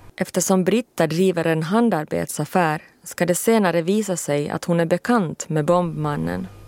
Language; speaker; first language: Swedish; native; Swedish